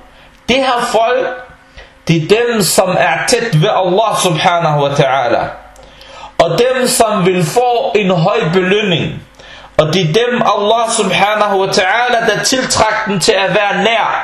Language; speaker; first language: Danish; non-native, local second language; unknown